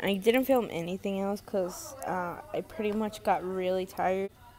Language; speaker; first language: English; early bilingual, other home language; Spanish